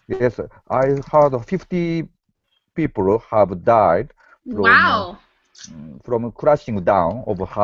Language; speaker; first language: English; non-native, learner; Japanese